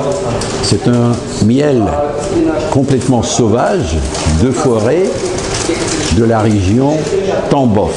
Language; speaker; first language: French; non-native, fluent; Russian